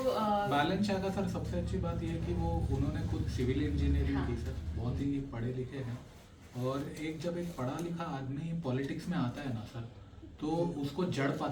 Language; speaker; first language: Hindi; native; Hindi